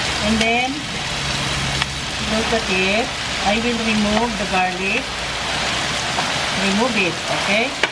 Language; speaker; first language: English; non-native, local second language; Filipino